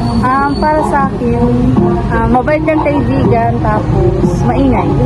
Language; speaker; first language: Filipino; non-native, local second language; Cebuano